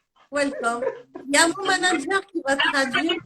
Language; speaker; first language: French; non-native, local second language; Arabic